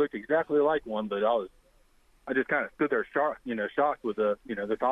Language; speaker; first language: English; native; English